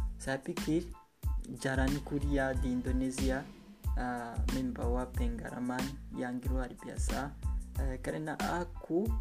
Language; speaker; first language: Indonesian; non-native, learner; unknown